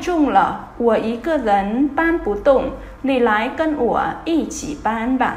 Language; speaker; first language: Chinese; non-native, fluent; Vietnamese